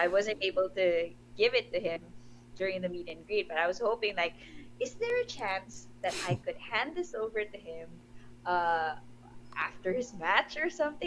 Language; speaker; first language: English; non-native, local second language; Filipino